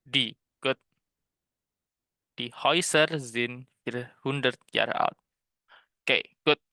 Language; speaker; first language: German; non-native, fluent; Indonesian